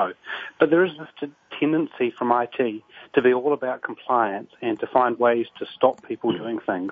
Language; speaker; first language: English; native; English